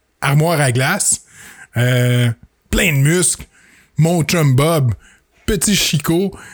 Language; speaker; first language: French; native; French